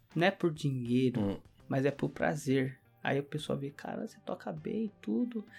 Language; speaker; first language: Portuguese; native; Portuguese